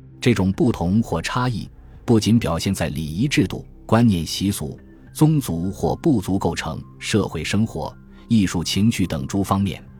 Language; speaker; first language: Chinese; native; Chinese